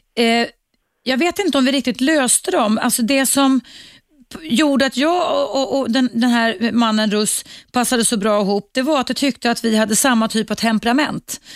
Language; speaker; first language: Swedish; native; Swedish